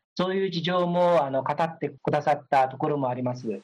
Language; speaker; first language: Japanese; non-native, fluent; Chinese